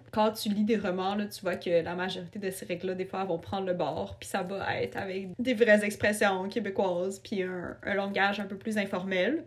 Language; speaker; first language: French; early bilingual, other home language; Russian